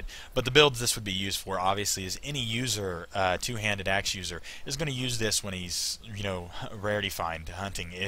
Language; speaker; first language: English; native; English